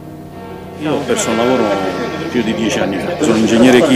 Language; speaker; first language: Italian; native; Italian